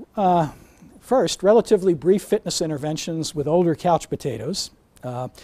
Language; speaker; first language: English; native; English